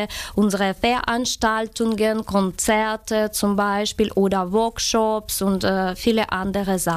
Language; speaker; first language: German; non-native, fluent; Ukrainian